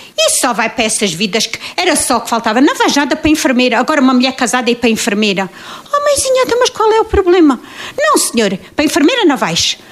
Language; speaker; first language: Portuguese; native; Portuguese